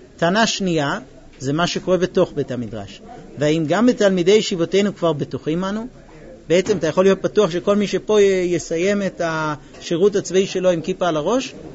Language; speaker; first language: Hebrew; non-native, fluent; English